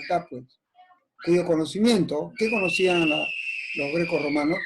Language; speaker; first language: Spanish; native; Spanish